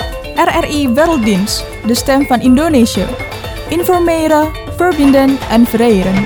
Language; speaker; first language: Dutch; non-native, fluent; Indonesian